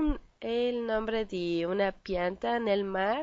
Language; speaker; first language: Italian; non-native, learner; Spanish